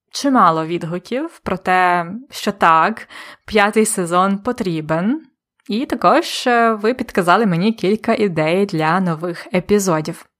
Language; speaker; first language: Ukrainian; native; Ukrainian